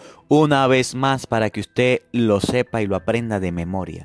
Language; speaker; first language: Spanish; native; Spanish